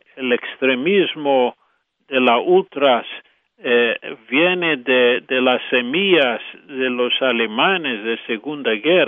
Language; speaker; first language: Spanish; non-native, fluent; English